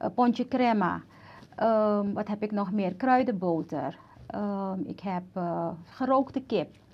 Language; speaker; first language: Dutch; native; Dutch